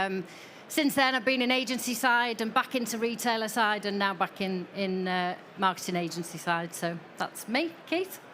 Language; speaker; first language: English; native; English